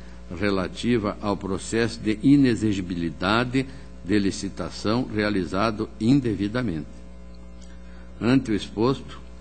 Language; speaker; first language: Portuguese; native; Portuguese